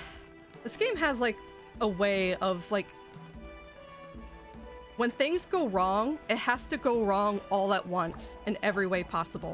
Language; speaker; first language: English; native; English